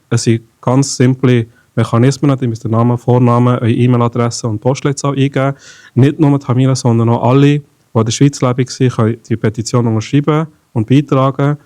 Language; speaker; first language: German; non-native, local second language; Tamil